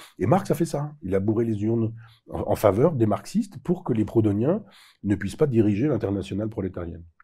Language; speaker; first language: French; native; French